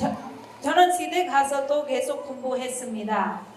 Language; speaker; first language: Korean; non-native, learner; Hindi